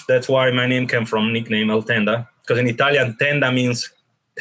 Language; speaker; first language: English; non-native, fluent; Italian